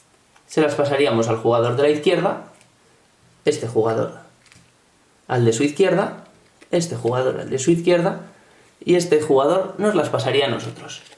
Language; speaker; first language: Spanish; native; Spanish